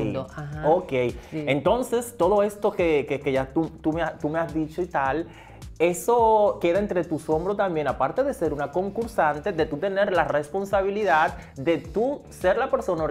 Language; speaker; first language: Spanish; native; Spanish